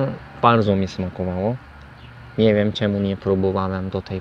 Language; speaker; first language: Polish; non-native, fluent; Turkish